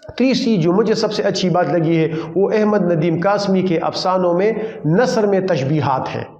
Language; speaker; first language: Urdu; non-native, local second language; Pashto